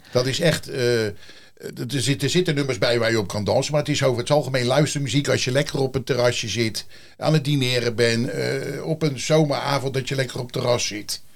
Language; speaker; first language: Dutch; native; Dutch